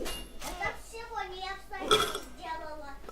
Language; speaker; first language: Russian; early bilingual, other home language; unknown